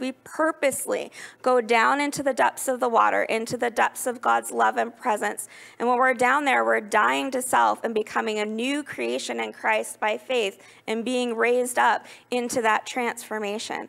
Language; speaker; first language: English; native; English